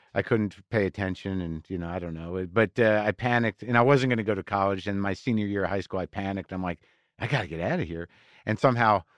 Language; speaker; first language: English; native; English